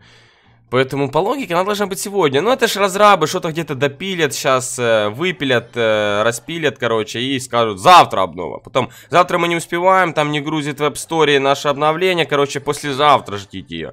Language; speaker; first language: Russian; native; Russian